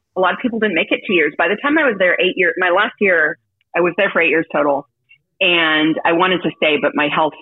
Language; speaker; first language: English; native; English